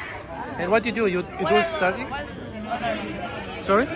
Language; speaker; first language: English; non-native, learner; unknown